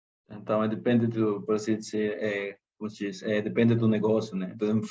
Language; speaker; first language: Portuguese; non-native, fluent; Spanish